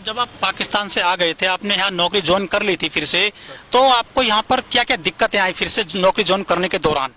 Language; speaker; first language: Hindi; native; Hindi